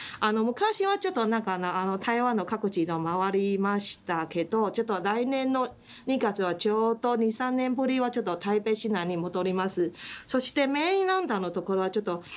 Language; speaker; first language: Japanese; non-native, fluent; Chinese